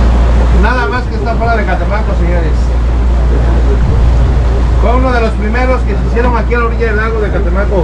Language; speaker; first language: Spanish; native; Spanish